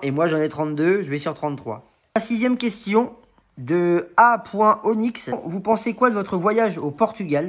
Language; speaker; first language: French; native; French